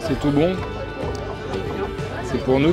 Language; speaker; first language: French; native; French